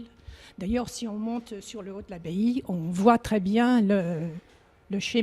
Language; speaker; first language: French; native; French